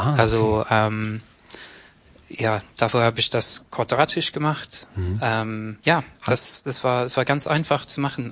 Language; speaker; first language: German; non-native, learner; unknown